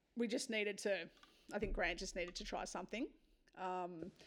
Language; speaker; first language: English; native; English